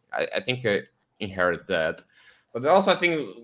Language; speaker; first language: English; non-native, fluent; Portuguese